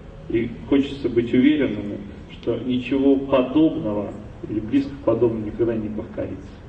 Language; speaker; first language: Russian; native; Russian